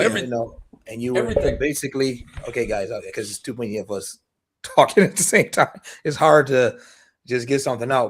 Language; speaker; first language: English; native; English